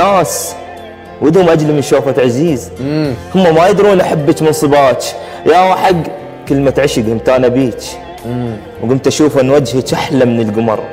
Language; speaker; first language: Arabic; native; Arabic